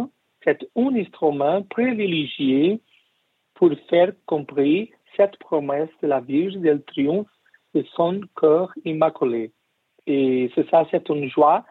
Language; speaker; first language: French; non-native, learner; Portuguese